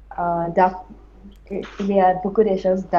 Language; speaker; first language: French; non-native, learner; English